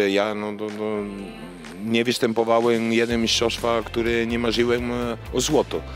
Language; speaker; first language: Polish; non-native, learner; Italian